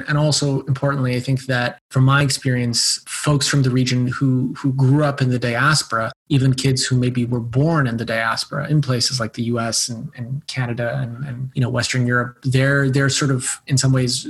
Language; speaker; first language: English; non-native, fluent; Bosnian